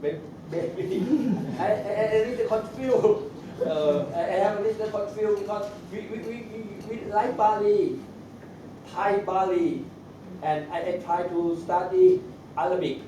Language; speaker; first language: English; non-native, learner; Thai